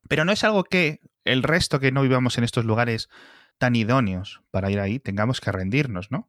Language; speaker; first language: Spanish; native; Spanish